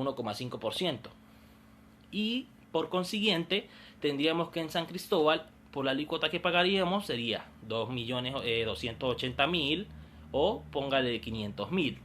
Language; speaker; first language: Spanish; native; Spanish